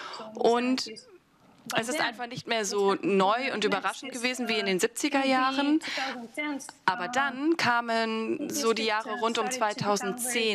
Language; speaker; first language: German; non-native, fluent; Russian